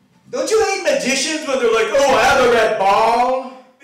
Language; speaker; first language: English; native; English